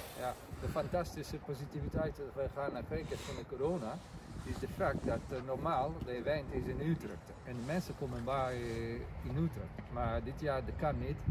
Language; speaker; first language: Dutch; non-native, learner; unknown